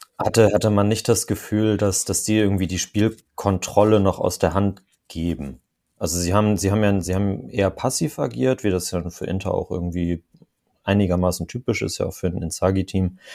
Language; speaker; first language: German; native; German